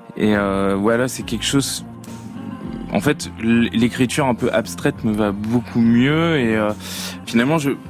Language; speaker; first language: French; native; French